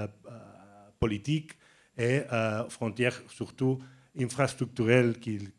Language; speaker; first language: French; non-native, learner; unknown